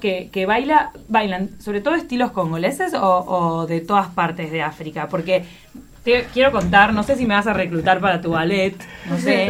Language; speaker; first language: Spanish; native; Spanish